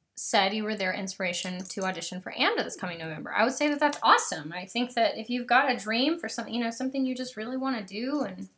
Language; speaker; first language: English; native; English